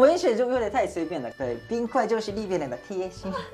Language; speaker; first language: Chinese; non-native, fluent; Japanese